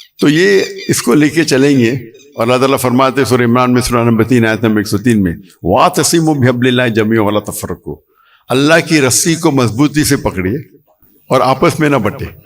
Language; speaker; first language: Urdu; non-native, local second language; Konkani